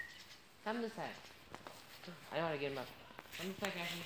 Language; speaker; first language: English; native; English